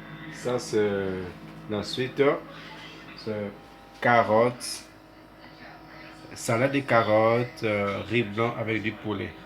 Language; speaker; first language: French; non-native, fluent; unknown